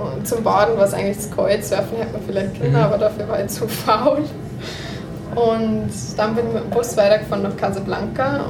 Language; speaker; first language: German; native; German